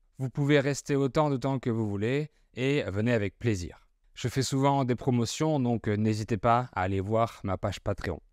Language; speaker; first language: French; native; French